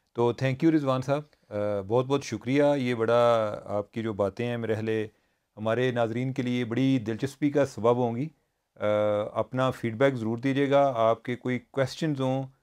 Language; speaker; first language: Urdu; native; Urdu